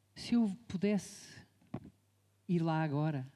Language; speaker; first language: Portuguese; native; Portuguese